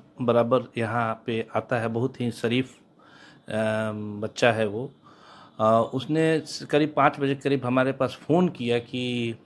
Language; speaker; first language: Hindi; native; Hindi